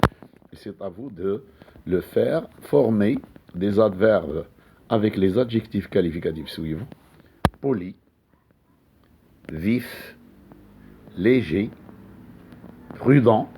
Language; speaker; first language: French; non-native, local second language; Arabic